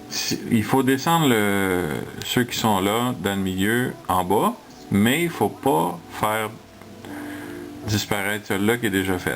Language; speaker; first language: French; native; French